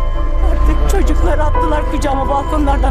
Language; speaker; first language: Turkish; native; Turkish